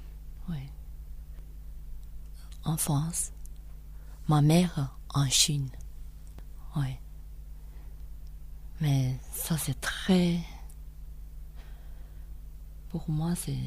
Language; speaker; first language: French; non-native, learner; Chinese